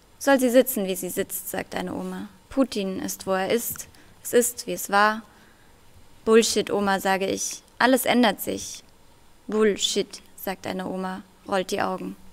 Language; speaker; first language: German; early bilingual, other home language; Russian